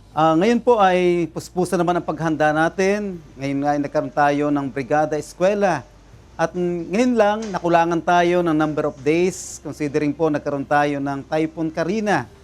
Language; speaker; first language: Filipino; native; Filipino